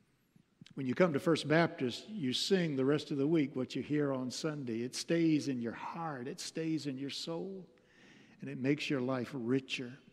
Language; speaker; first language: English; native; English